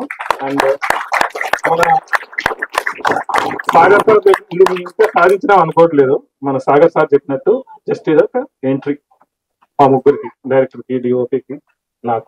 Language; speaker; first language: Telugu; native; Telugu